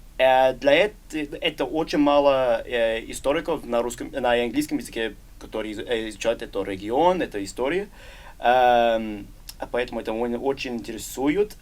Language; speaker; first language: Russian; non-native, learner; English